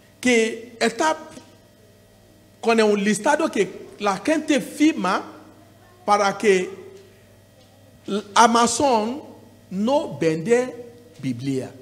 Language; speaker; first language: Spanish; non-native, learner; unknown